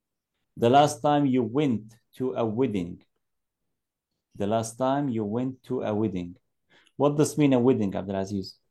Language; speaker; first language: English; non-native, fluent; Arabic